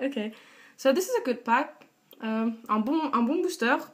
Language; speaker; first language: English; non-native, fluent; French